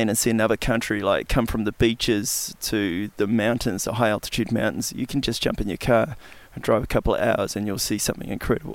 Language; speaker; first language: English; native; English